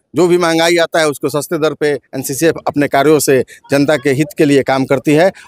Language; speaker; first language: Hindi; native; Hindi